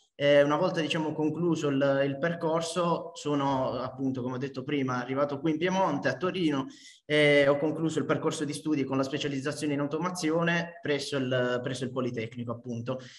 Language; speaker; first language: Italian; native; Italian